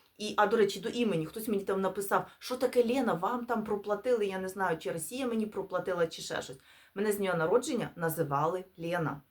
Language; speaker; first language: Ukrainian; non-native, local second language; Russian